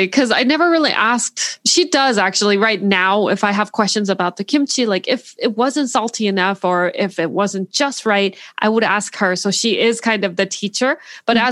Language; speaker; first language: English; non-native, fluent; Korean